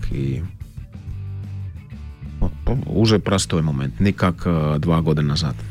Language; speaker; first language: Russian; non-native, learner; Finnish